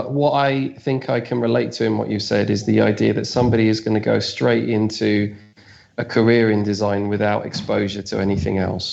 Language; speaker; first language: English; native; English